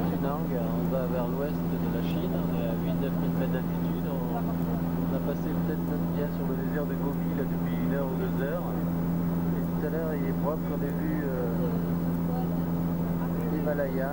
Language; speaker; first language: French; native; French